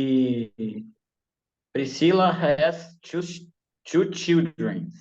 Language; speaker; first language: English; non-native, learner; Portuguese